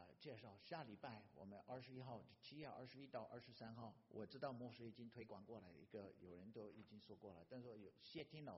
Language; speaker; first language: Chinese; non-native, fluent; English